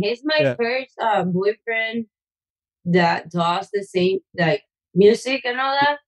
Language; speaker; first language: English; non-native, fluent; Spanish